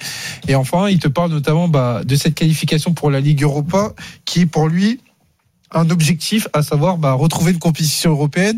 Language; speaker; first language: French; native; French